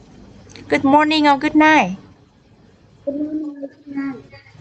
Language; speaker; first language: English; non-native, learner; Vietnamese